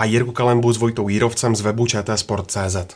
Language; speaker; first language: Czech; native; Czech